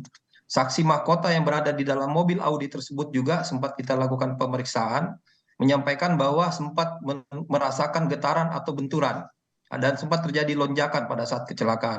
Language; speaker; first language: Indonesian; native; Indonesian